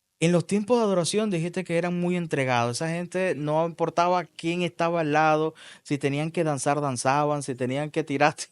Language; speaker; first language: Spanish; native; Spanish